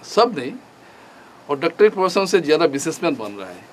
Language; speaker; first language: Hindi; non-native, local second language; Bangla